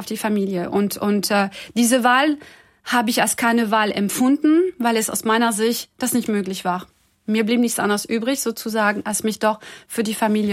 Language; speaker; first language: German; non-native, fluent; French